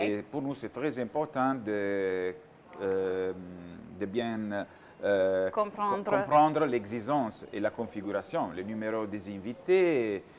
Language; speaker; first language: French; non-native, learner; Italian